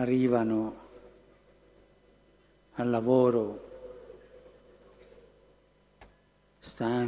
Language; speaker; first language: Italian; early bilingual, heritage; Spanish